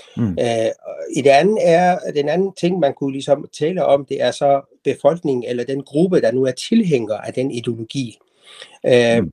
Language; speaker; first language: Danish; non-native, fluent; Persian